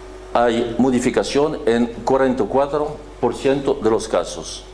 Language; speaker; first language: Spanish; non-native, fluent; French